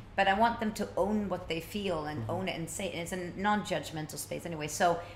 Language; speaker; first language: English; early bilingual, other home language; Swedish